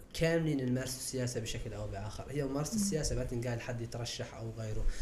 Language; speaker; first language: Arabic; native; Arabic